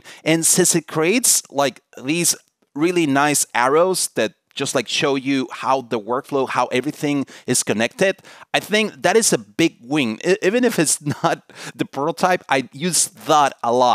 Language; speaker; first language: English; non-native, fluent; Spanish